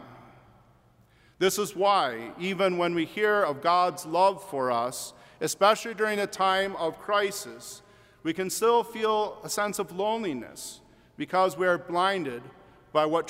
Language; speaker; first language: English; native; English